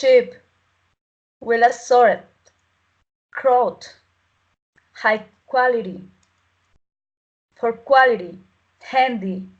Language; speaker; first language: English; non-native, learner; Spanish